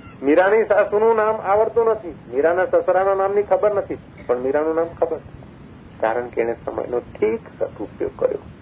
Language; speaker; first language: Gujarati; non-native, local second language; Sindhi